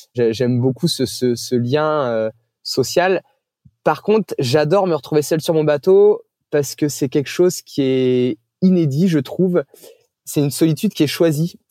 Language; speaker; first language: French; native; French